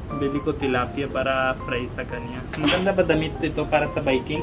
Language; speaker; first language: Filipino; non-native, learner; Punjabi